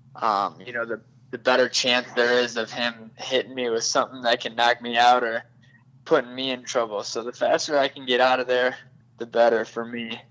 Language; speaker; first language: English; native; English